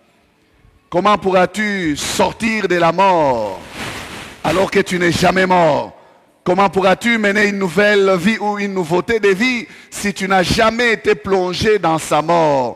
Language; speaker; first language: French; non-native, local second language; Swahili